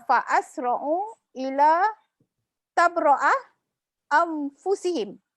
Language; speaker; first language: Arabic; non-native, learner; Malay